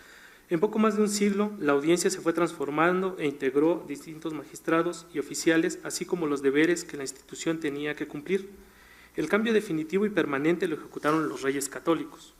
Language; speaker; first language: Spanish; native; Spanish